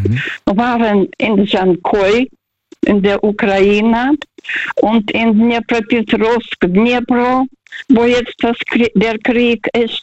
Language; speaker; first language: German; non-native, fluent; Russian